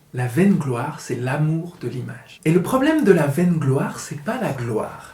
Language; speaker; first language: French; native; French